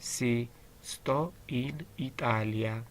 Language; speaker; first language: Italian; non-native, learner; Georgian